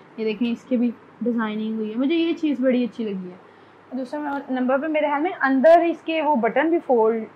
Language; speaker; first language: Urdu; native; Urdu